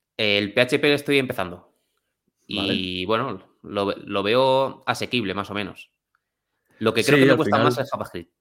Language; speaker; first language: Spanish; native; Spanish